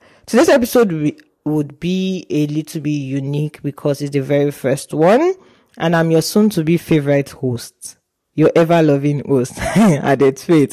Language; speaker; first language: English; non-native, local second language; Yoruba